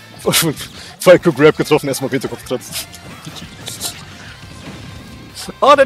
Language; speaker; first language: German; native; German